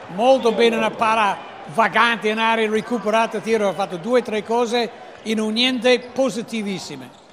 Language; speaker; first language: Italian; non-native, fluent; English